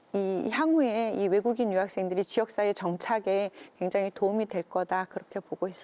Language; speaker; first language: Korean; native; Korean